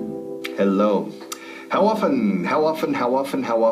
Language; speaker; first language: English; non-native, fluent; Spanish